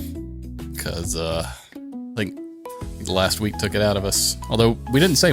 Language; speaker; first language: English; native; English